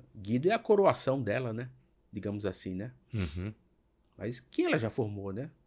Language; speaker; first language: Portuguese; native; Portuguese